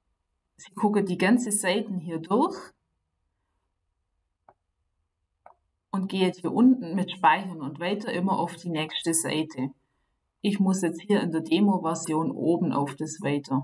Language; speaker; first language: German; native; German